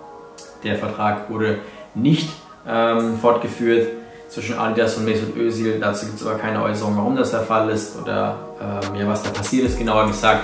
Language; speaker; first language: German; native; German